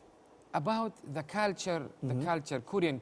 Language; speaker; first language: English; non-native, learner; Arabic